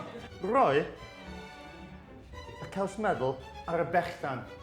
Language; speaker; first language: Welsh; non-native, learner; English